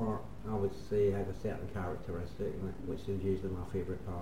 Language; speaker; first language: English; native; English